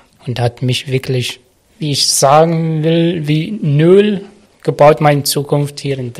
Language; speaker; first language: German; non-native, learner; Arabic